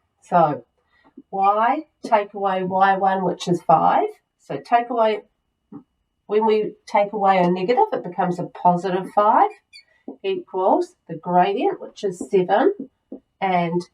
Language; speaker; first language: English; native; English